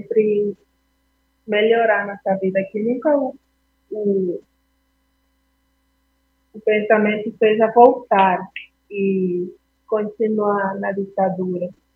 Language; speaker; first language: Portuguese; non-native, fluent; Spanish